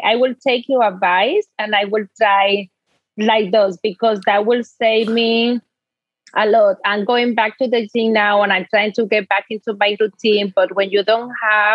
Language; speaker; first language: English; non-native, fluent; Spanish